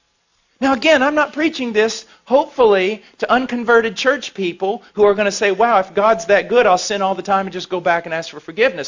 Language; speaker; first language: English; native; English